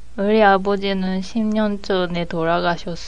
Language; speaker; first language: Korean; non-native, learner; Japanese